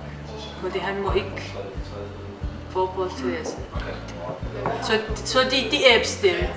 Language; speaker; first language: Danish; non-native, learner; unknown